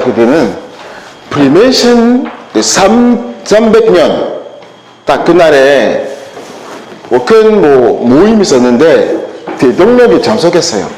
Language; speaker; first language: Korean; non-native, learner; French